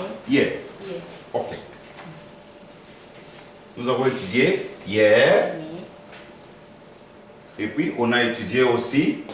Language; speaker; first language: French; non-native, fluent; Korean